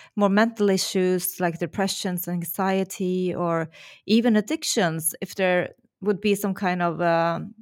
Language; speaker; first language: English; non-native, fluent; Norwegian